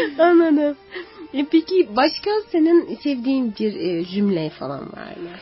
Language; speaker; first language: Turkish; non-native, fluent; Arabic